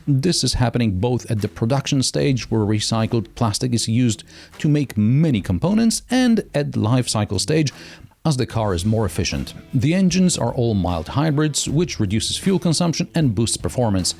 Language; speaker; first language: English; non-native, fluent; Polish